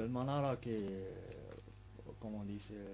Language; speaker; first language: Spanish; non-native, learner; Arabic